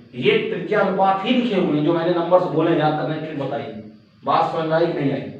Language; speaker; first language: Hindi; native; Hindi